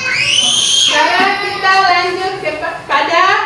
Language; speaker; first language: Indonesian; native; Indonesian